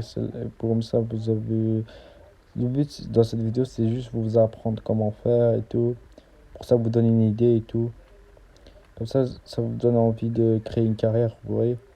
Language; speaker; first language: French; native; French